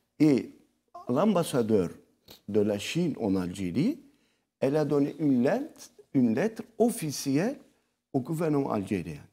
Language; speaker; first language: French; non-native, local second language; Arabic